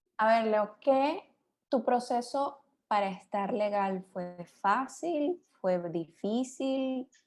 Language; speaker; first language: Spanish; native; Spanish